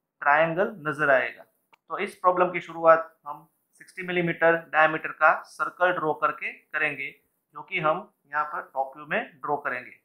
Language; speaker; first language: Hindi; non-native, local second language; Gujarati